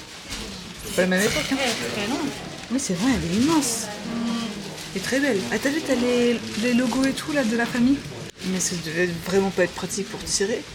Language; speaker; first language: French; native; French